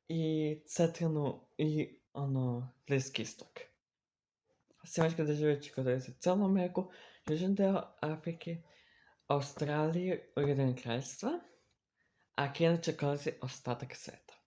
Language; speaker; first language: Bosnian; early bilingual, heritage; Serbian